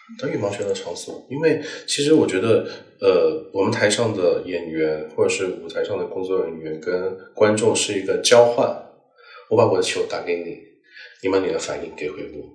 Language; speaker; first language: Chinese; non-native, local second language; Cantonese